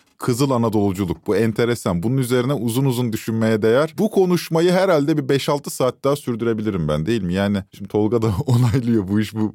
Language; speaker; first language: Turkish; native; Turkish